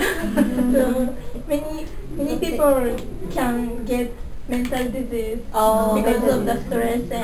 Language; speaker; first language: English; non-native, local second language; Malay